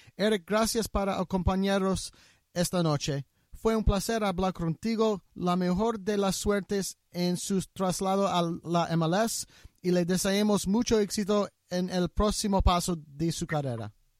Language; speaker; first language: Spanish; non-native, learner; English